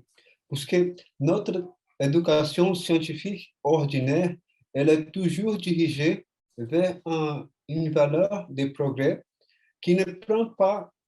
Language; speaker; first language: French; non-native, fluent; Portuguese